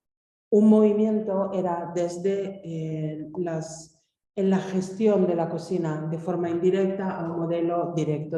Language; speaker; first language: Spanish; native; Spanish